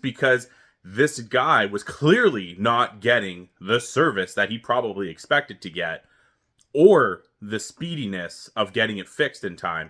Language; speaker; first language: English; native; English